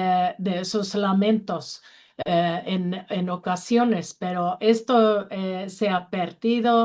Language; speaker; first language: Spanish; non-native, learner; Finnish